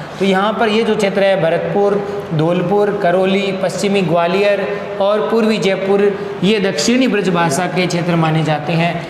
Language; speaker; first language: Hindi; native; Hindi